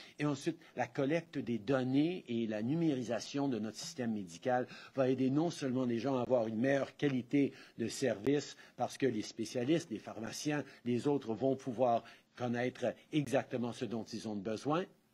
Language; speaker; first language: French; native; French